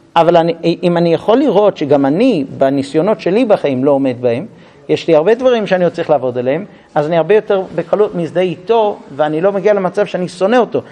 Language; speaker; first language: Hebrew; non-native, fluent; English